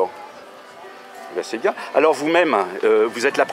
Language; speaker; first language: French; native; French